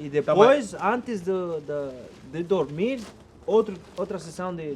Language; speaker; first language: Portuguese; non-native, learner; Spanish